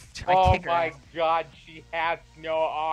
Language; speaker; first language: English; native; English